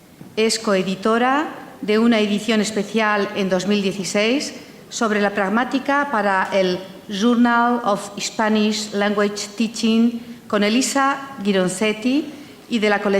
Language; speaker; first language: Spanish; native; Spanish